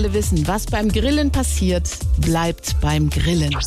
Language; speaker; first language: German; native; German